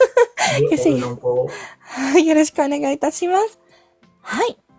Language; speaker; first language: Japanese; non-native, fluent; Filipino